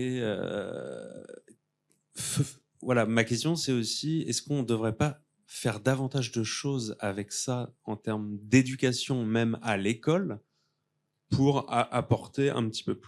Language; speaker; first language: French; native; French